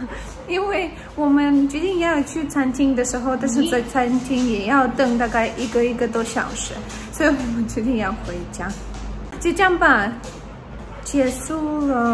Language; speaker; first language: Chinese; non-native, fluent; Russian